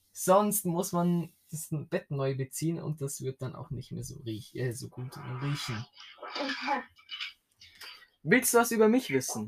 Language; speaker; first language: German; native; German